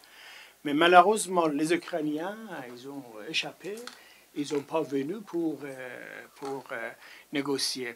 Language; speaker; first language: French; non-native, fluent; Persian